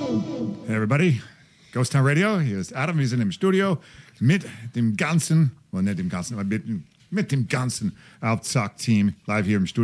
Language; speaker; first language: German; non-native, fluent; English